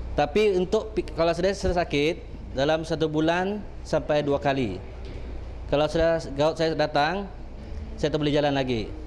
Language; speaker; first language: Malay; native; Malay